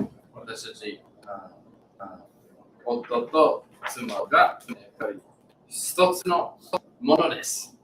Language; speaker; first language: Japanese; non-native, learner; English